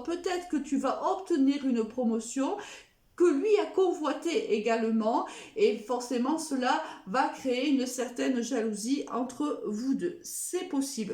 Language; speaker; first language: French; native; French